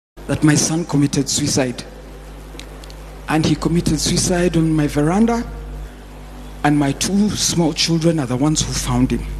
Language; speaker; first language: English; non-native, local second language; Swahili